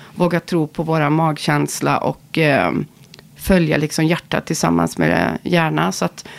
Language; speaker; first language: Swedish; native; Swedish